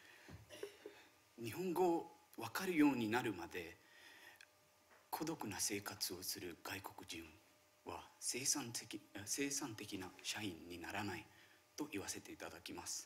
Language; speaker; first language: Japanese; non-native, fluent; Marathi